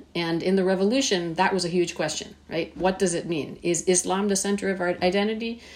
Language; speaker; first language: English; early bilingual, heritage; Persian